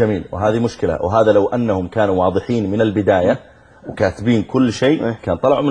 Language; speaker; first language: Arabic; native; Arabic